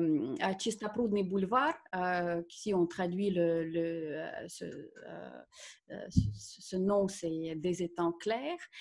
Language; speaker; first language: French; non-native, fluent; Russian